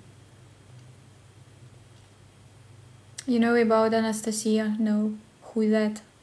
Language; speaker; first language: English; non-native, learner; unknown